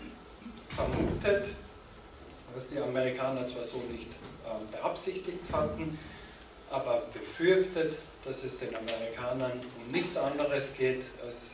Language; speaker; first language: German; native; German